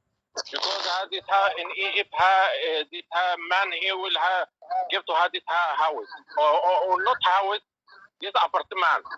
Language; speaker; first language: English; non-native, learner; Arabic